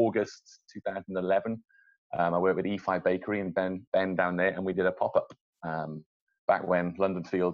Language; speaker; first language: English; native; English